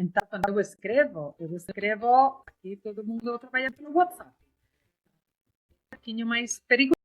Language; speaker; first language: Portuguese; non-native, learner; Spanish